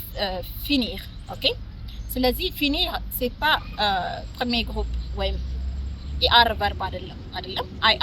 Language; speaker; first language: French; non-native, fluent; Amharic